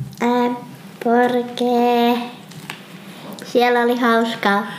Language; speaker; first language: Finnish; early bilingual, other home language; Spanish